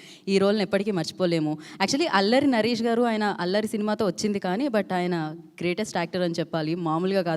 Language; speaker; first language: Telugu; native; Telugu